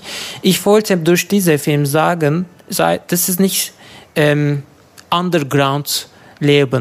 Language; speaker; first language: German; non-native, learner; Turkish